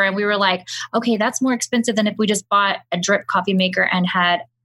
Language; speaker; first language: English; native; English